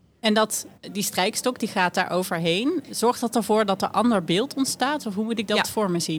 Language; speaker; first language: Dutch; native; Dutch